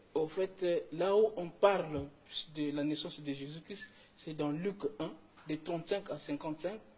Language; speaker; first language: French; non-native, local second language; Kongo